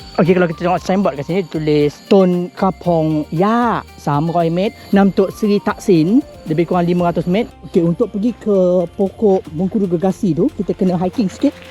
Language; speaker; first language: Malay; native; Malay